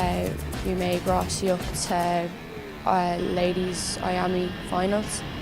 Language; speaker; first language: Irish; non-native, local second language; English